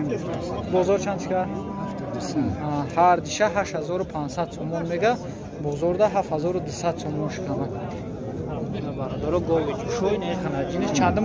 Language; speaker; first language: Tajik; native; Tajik